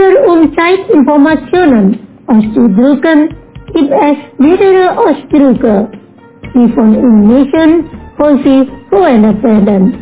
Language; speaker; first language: German; non-native, learner; Indonesian